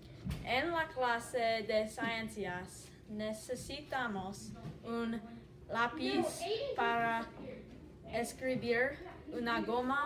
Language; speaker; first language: Spanish; non-native, learner; English